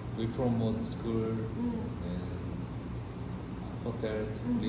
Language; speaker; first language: English; non-native, learner; Korean